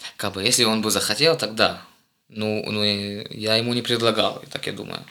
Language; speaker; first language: Russian; non-native, fluent; Hebrew